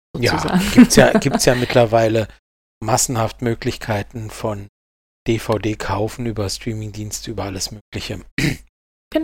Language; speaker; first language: German; native; German